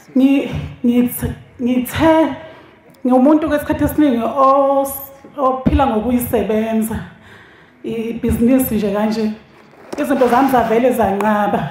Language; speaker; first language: Zulu; native; Zulu